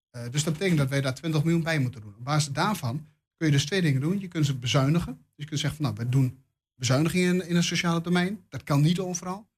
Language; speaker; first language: Dutch; native; Dutch